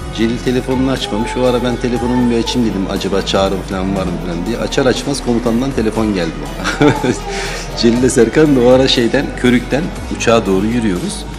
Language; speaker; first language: Turkish; early bilingual, heritage; Turkish